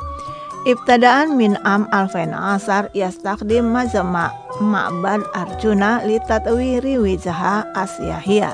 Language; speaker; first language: Arabic; non-native, fluent; Indonesian